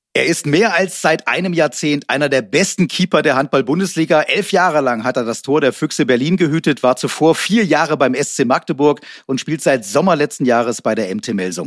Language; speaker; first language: German; native; German